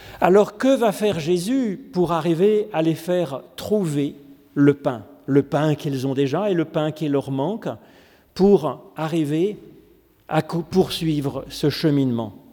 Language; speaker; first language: French; native; French